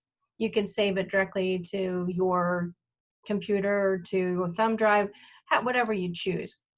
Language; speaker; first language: English; native; English